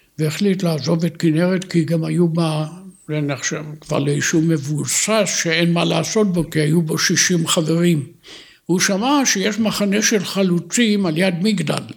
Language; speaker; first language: Hebrew; native; Hebrew